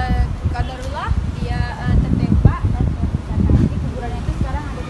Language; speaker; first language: Indonesian; native; Indonesian